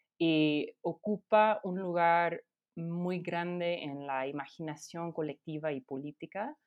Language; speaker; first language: Spanish; non-native, fluent; English